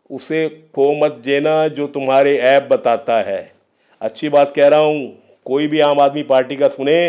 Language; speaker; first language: Hindi; non-native, local second language; Punjabi